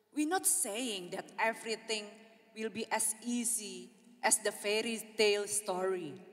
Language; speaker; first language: English; non-native, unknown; Indonesian